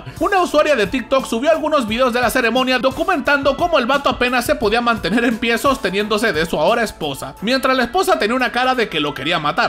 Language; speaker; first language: Spanish; native; Spanish